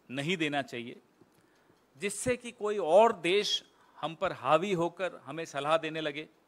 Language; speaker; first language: Hindi; native; Hindi